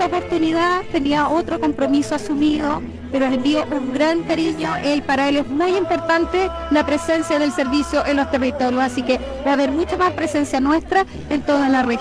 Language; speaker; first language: Spanish; native; Spanish